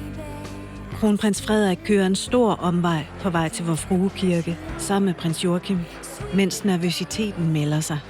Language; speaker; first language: Danish; native; Danish